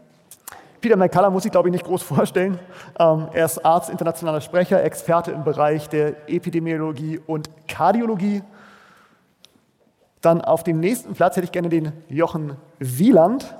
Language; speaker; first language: German; native; German